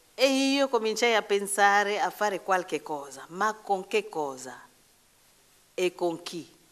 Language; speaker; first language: Italian; non-native, fluent; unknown